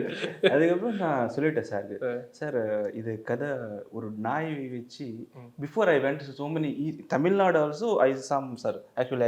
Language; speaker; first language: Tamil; non-native, learner; Telugu